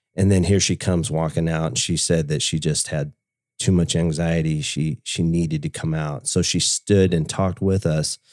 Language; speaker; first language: English; native; English